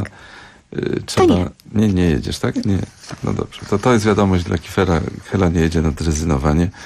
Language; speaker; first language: Polish; native; Polish